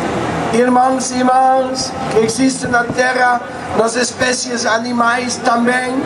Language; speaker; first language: Portuguese; non-native, fluent; Spanish